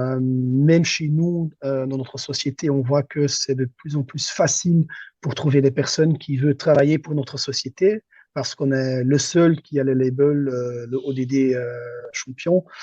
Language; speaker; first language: French; non-native, local second language; Dutch